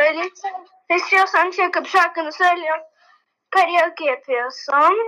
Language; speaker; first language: Turkish; early bilingual, heritage; Turkish